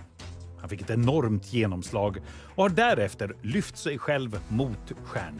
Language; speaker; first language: Swedish; native; Swedish